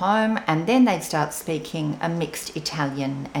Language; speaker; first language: English; non-native, local second language; Venetian